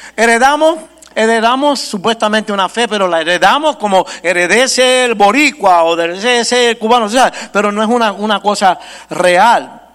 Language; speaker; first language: Spanish; early bilingual, heritage; Spanish